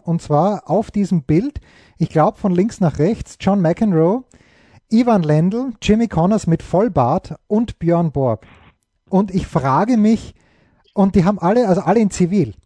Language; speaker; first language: German; native; German